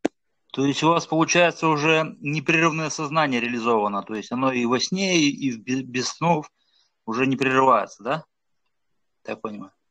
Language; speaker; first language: Russian; native; Russian